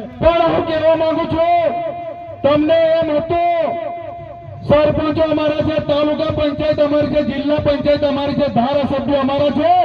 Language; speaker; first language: Gujarati; non-native, local second language; Bhili